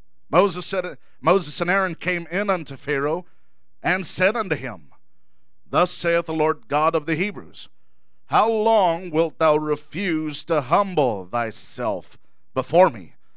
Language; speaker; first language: English; early bilingual, other home language; Spanish